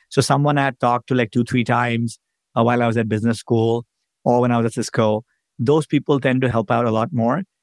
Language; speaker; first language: English; non-native, local second language; Hindi